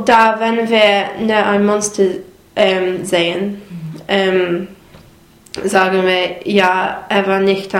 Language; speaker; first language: German; non-native, learner; English